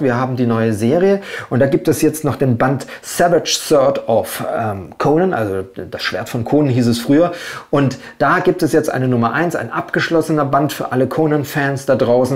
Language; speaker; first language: German; native; German